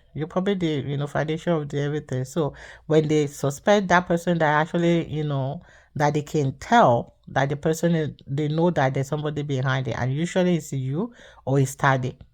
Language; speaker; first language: English; non-native, local second language; Yoruba